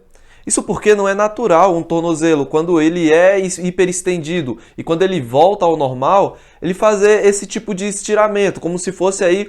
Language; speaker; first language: Portuguese; native; Portuguese